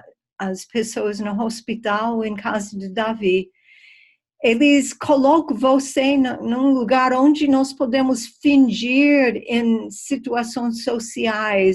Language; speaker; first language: Portuguese; non-native, fluent; English